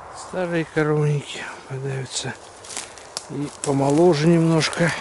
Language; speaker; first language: Russian; native; Russian